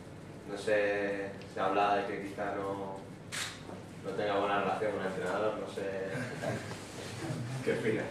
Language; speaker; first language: Spanish; native; Spanish